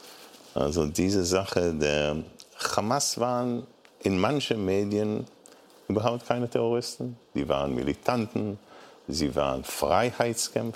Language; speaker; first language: German; non-native, fluent; Hebrew